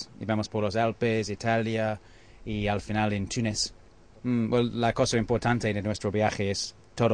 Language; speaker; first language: Spanish; non-native, learner; English